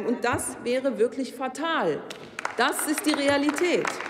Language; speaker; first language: German; native; German